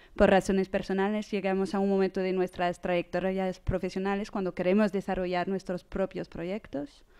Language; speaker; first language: Spanish; non-native, fluent; French